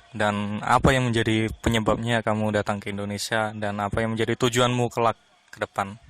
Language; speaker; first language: Indonesian; native; Indonesian